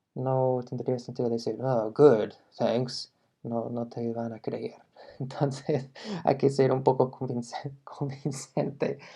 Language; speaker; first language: Spanish; non-native, fluent; English